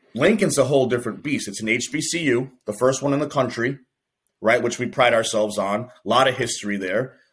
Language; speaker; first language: English; native; English